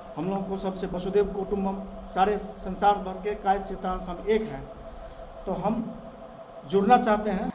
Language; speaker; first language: Hindi; non-native, local second language; Maithili